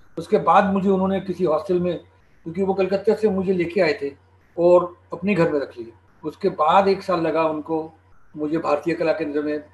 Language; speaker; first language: Hindi; non-native, local second language; Bangla